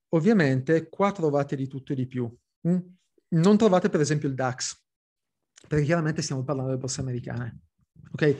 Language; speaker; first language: Italian; early bilingual, heritage; Italian